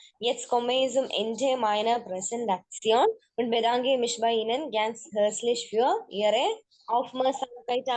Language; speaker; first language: German; non-native, fluent; Malayalam